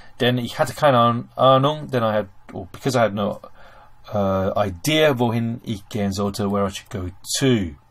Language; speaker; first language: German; non-native, fluent; English